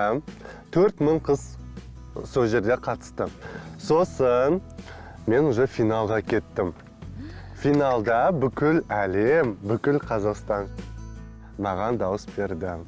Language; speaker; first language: Kazakh; non-native, local second language; Russian